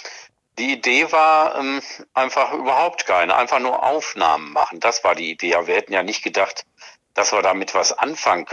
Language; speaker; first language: German; native; German